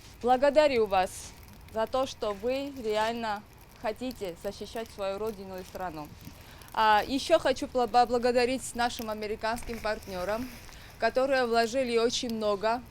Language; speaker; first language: Russian; non-native, fluent; Georgian